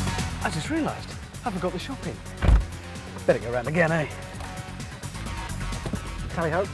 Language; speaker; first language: English; native; English